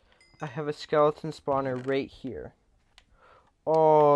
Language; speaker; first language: English; native; English